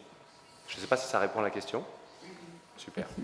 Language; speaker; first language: French; native; French